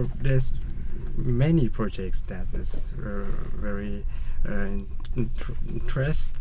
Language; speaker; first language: English; non-native, learner; Thai